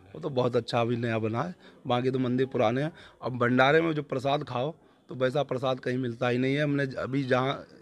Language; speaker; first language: Hindi; native; Hindi